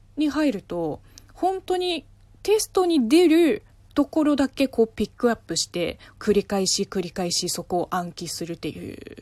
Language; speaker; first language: Japanese; non-native, fluent; Chinese